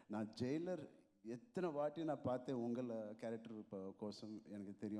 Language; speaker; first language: Tamil; non-native, local second language; Telugu